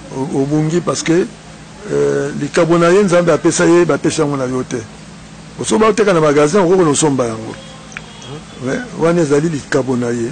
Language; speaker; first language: Lingala; native; Lingala